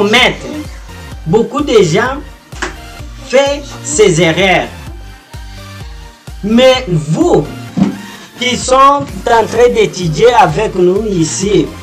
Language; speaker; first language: French; non-native, fluent; Portuguese